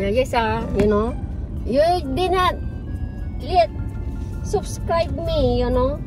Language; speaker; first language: English; non-native, learner; Filipino